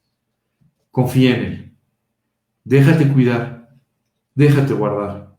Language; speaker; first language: Spanish; native; Spanish